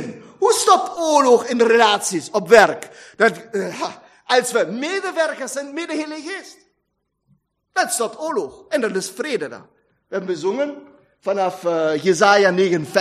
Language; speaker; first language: Dutch; non-native, fluent; German